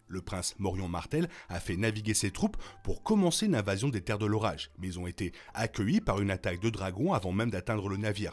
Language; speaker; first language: French; native; French